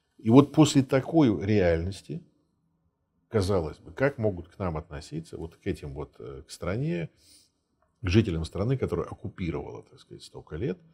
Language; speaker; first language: Russian; early bilingual, heritage; Russian